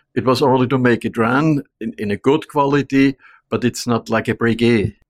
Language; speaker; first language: English; non-native, fluent; German